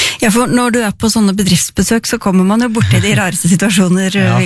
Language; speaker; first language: Norwegian; native; Norwegian